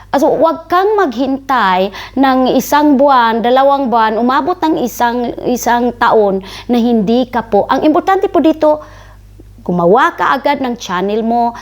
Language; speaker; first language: Filipino; non-native, local second language; Cebuano